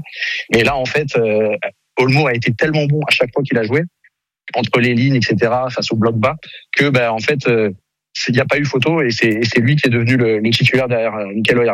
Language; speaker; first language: French; native; French